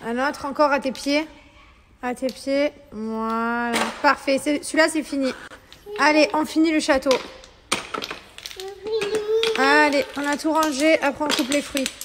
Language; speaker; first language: French; native; French